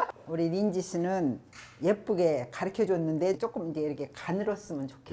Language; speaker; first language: Korean; native; Korean